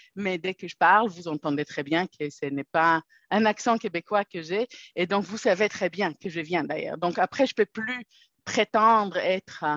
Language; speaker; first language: French; non-native, fluent; Hebrew